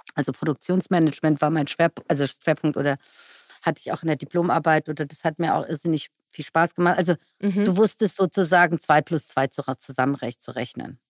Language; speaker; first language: German; early bilingual, other home language; Persian